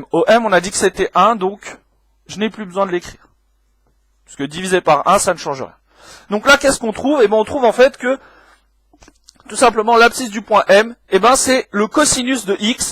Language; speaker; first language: French; native; French